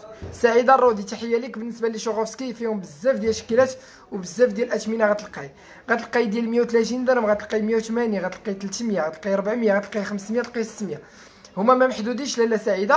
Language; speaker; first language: Arabic; native; Arabic